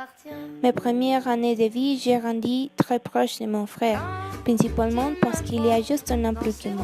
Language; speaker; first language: French; non-native, learner; Spanish